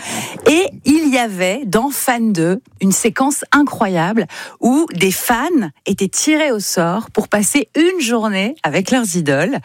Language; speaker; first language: French; native; French